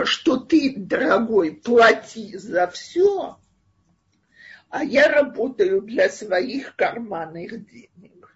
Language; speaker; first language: Russian; native; Russian